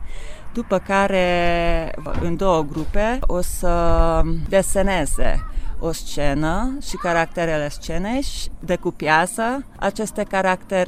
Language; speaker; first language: Romanian; non-native, local second language; Hungarian